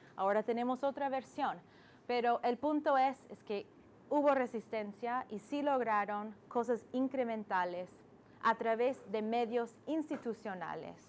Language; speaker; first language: Spanish; non-native, fluent; English